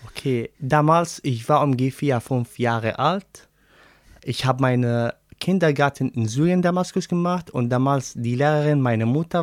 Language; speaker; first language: German; non-native, learner; Arabic